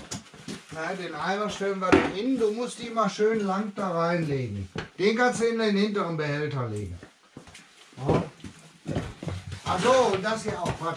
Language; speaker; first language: German; native; German